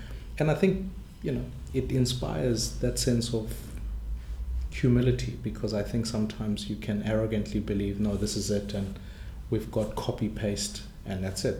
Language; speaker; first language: English; non-native, local second language; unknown